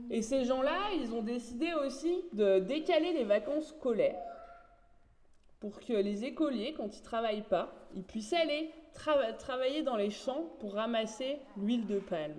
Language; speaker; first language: French; native; French